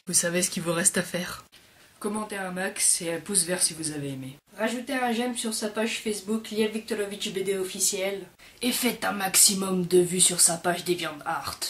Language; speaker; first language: French; native; French